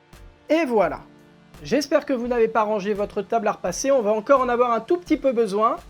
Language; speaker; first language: French; native; French